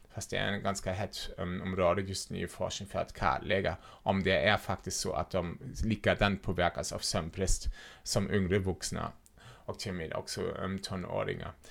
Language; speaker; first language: Swedish; non-native, fluent; German